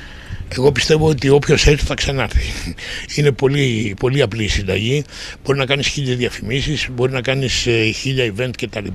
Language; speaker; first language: Greek; native; Greek